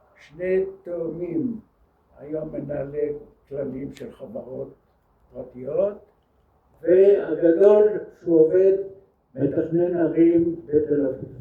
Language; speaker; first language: Hebrew; early bilingual, other home language; French